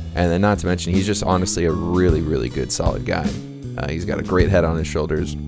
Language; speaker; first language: English; native; English